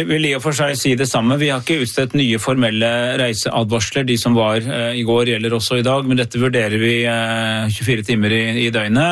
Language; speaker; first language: Norwegian; native; Norwegian